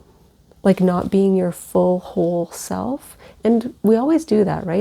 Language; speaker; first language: English; native; English